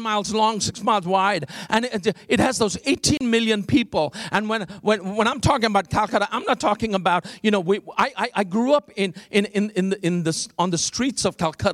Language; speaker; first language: English; non-native, local second language; Bangla